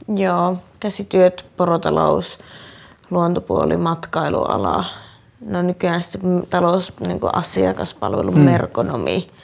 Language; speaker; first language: Finnish; native; Finnish